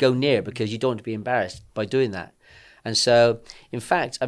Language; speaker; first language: English; native; English